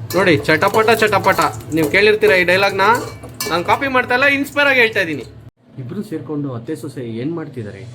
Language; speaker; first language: Kannada; native; Kannada